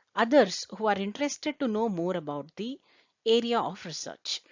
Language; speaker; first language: English; non-native, local second language; Kannada